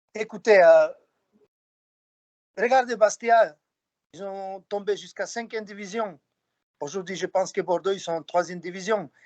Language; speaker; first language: French; non-native, fluent; Slovak